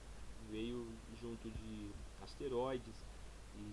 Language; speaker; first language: Portuguese; native; Portuguese